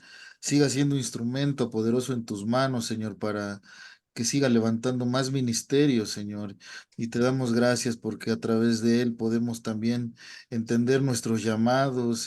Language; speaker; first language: Spanish; native; Spanish